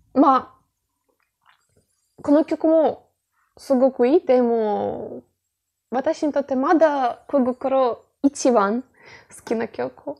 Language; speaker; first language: Japanese; non-native, fluent; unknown